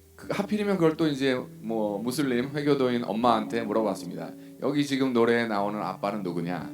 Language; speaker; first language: Korean; native; Korean